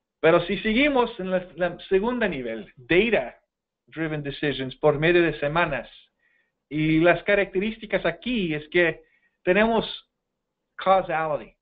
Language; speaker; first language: Spanish; non-native, fluent; English